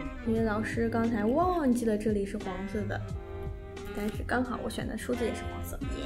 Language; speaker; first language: Chinese; native; Chinese